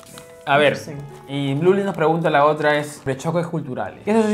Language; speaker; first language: Spanish; native; Spanish